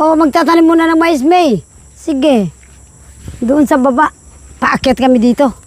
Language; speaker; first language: Filipino; native; Filipino